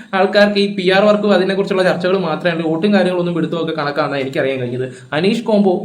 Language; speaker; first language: Malayalam; native; Malayalam